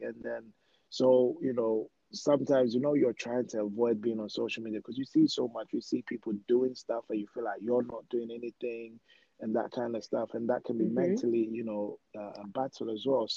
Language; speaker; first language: English; non-native, local second language; Akan